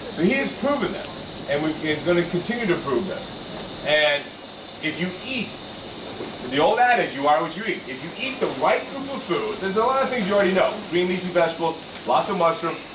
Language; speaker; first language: English; native; English